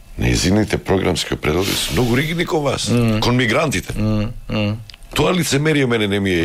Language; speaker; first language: Macedonian; native; Macedonian